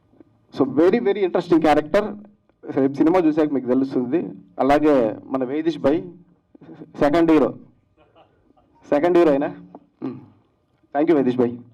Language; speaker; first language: Telugu; native; Telugu